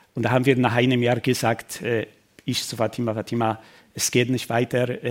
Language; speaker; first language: German; non-native, fluent; Polish